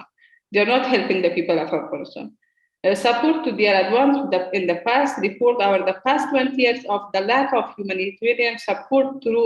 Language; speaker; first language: English; non-native, learner; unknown